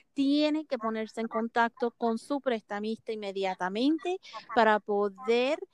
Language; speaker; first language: Spanish; early bilingual, heritage; Spanish